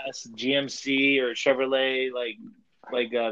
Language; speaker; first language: English; early bilingual, other home language; Spanish